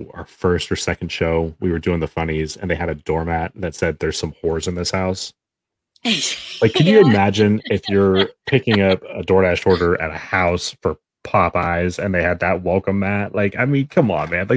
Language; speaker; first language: English; native; English